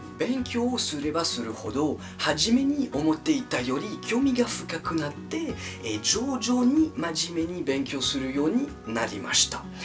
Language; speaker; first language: Japanese; non-native, fluent; French